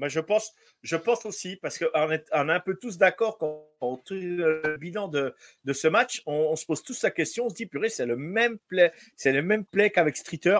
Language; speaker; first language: French; native; French